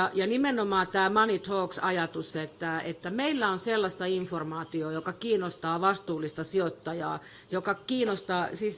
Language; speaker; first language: Finnish; native; Finnish